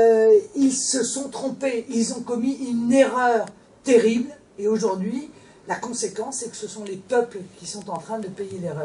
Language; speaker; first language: French; native; French